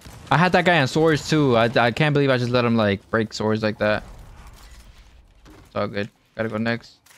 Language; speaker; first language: English; early bilingual, other home language; Spanish